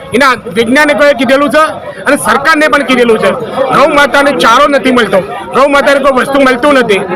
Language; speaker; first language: Gujarati; native; Gujarati